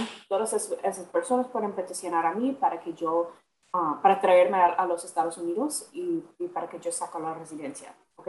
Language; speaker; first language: Spanish; non-native, fluent; English